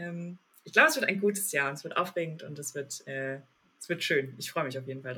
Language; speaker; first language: German; native; German